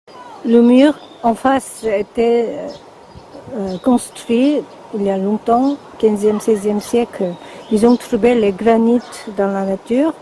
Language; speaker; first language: French; non-native, fluent; Korean